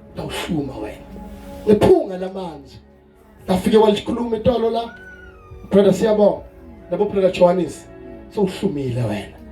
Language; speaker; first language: Zulu; non-native, local second language; Swati